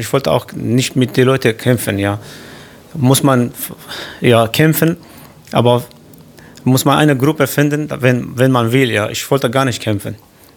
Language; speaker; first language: German; non-native, learner; Kurdish